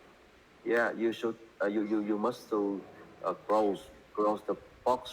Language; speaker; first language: English; non-native, learner; Vietnamese